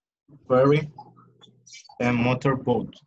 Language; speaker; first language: English; non-native, learner; Spanish